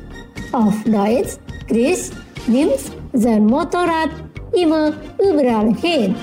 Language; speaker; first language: German; non-native, fluent; Indonesian